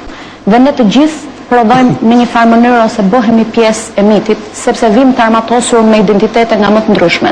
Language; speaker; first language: Albanian; native; Albanian